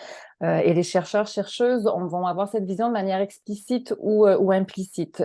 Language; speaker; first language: French; native; French